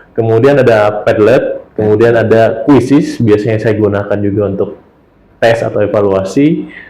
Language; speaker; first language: Indonesian; native; Indonesian